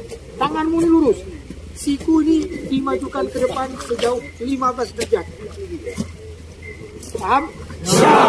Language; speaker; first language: Indonesian; native; Indonesian